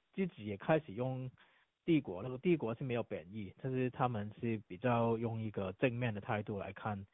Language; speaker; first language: Chinese; non-native, local second language; Cantonese